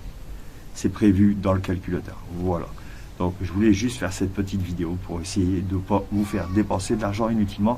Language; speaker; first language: French; native; French